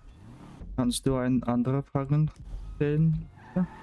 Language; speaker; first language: German; non-native, learner; Russian